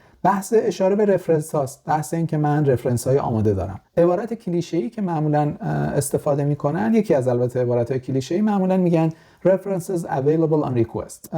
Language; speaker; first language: Persian; native; Persian